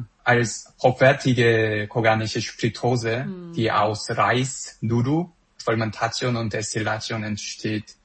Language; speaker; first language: German; non-native, fluent; Korean